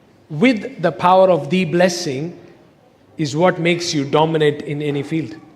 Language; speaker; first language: English; non-native, local second language; Tamil